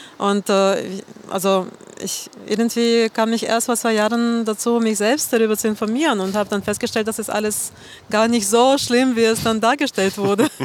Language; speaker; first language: German; non-native, fluent; Russian